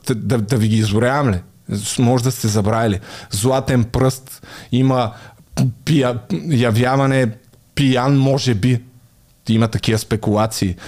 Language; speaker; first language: Bulgarian; native; Bulgarian